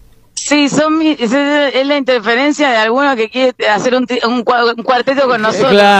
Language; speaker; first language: Spanish; native; Spanish